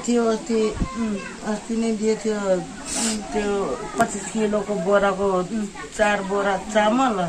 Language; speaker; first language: Nepali; non-native, local second language; Maithili